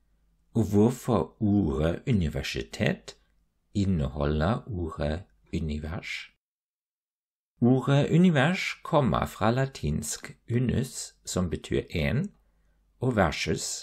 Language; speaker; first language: Norwegian; non-native, fluent; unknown